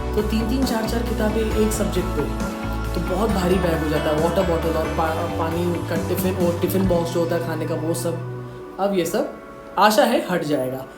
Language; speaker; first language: Hindi; native; Hindi